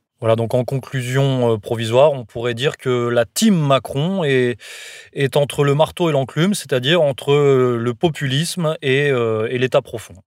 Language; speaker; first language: French; native; French